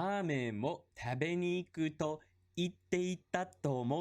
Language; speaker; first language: Japanese; non-native, fluent; English